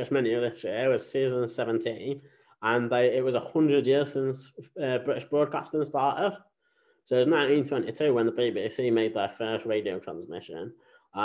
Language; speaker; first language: English; native; English